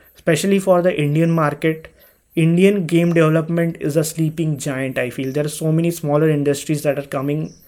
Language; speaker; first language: English; non-native, local second language; Hindi